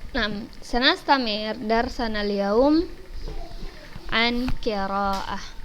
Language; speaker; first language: Arabic; non-native, fluent; Indonesian